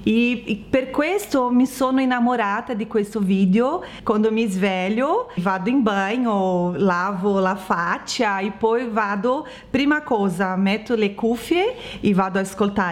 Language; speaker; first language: Italian; non-native, learner; Portuguese